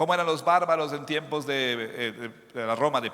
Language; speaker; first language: Spanish; non-native, fluent; English